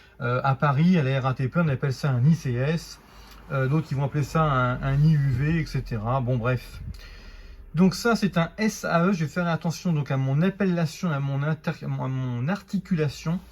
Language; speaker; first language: French; native; French